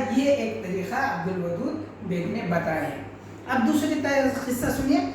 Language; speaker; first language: Urdu; native; Urdu